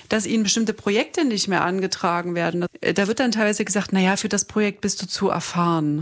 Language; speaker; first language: German; native; German